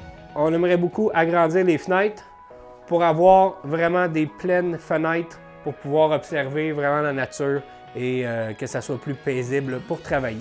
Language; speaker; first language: French; native; French